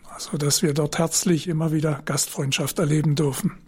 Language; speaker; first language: German; native; German